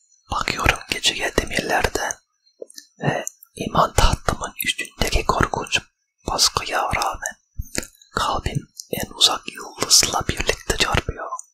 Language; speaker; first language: Turkish; non-native, fluent; English